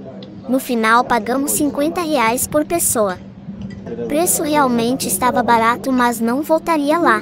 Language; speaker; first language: Portuguese; non-native, fluent; Korean